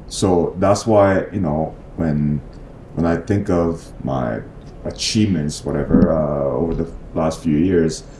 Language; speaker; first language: English; non-native, fluent; Korean